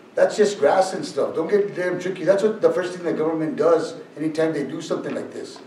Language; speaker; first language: English; native; English